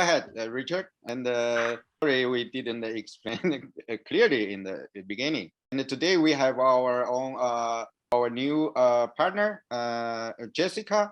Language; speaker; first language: English; non-native, learner; Chinese